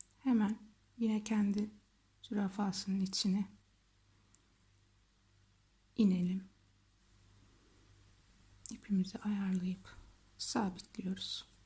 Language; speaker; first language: Turkish; native; Turkish